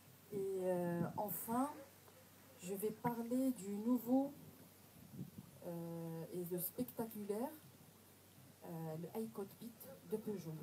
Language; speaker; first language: French; non-native, local second language; Arabic